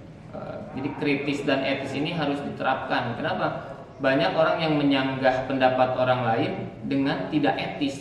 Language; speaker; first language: Indonesian; native; Indonesian